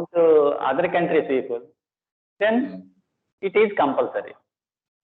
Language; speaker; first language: English; non-native, local second language; Telugu